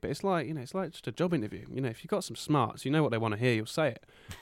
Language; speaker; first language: English; native; English